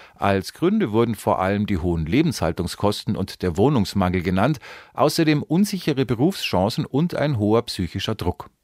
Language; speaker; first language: German; native; German